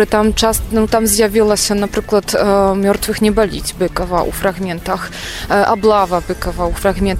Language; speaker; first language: Belarusian; non-native, fluent; Polish